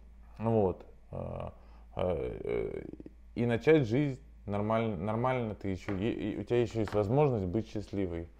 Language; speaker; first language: Russian; native; Russian